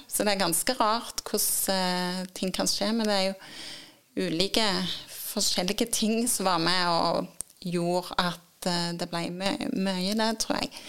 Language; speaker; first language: Norwegian; native; Norwegian